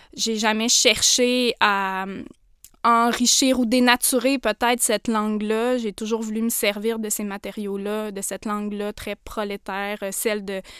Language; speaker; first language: French; native; French